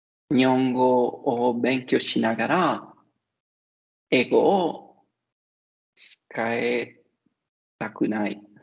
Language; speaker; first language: Japanese; non-native, learner; Italian